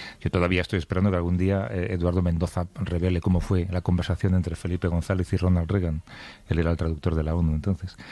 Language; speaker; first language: Spanish; native; Spanish